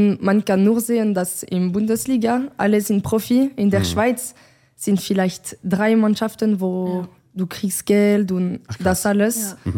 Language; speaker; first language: German; non-native, learner; French